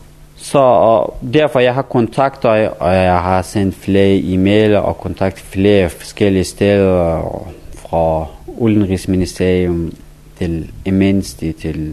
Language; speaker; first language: Danish; non-native, learner; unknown